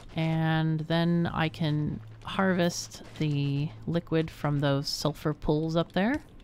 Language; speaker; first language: English; native; English